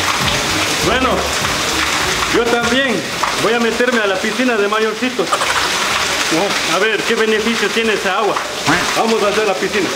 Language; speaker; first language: Spanish; native; Spanish